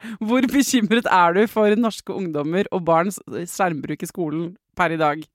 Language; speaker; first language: Norwegian; native; Norwegian